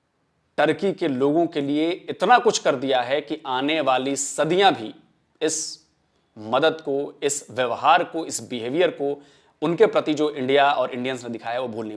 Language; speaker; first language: Hindi; native; Hindi